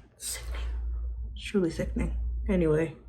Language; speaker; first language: English; native; English